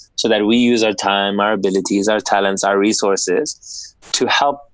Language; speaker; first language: English; native; English